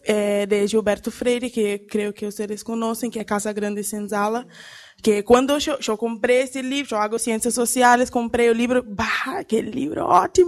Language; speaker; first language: Spanish; non-native, learner; Portuguese